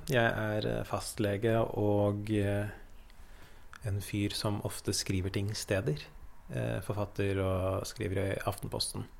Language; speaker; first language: Norwegian; early bilingual, other home language; Persian